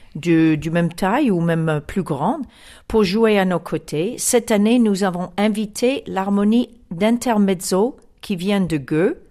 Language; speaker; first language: French; non-native, fluent; English